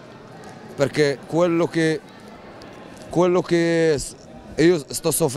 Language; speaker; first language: Italian; non-native, learner; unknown